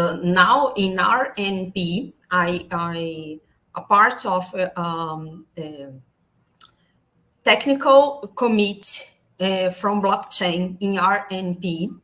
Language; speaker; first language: English; non-native, learner; Portuguese